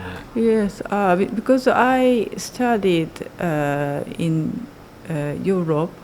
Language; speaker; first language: English; non-native, learner; Japanese